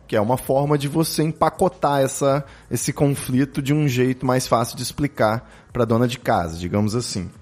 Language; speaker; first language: Portuguese; native; Portuguese